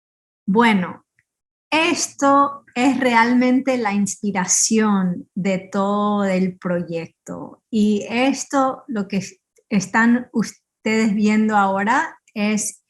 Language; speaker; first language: Spanish; early bilingual, heritage; Spanish